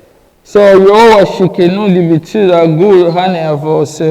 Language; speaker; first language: Danish; non-native, learner; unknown